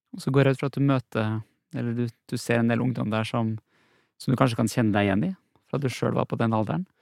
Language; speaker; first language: Norwegian; native; Norwegian